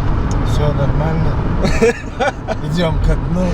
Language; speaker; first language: Russian; non-native, local second language; Chechen